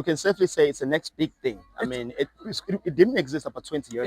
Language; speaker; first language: English; non-native, local second language; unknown